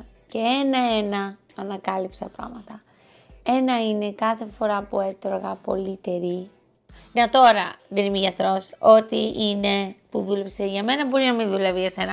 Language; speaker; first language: Greek; early bilingual, heritage; English